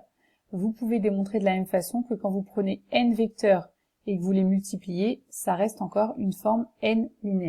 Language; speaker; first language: French; native; French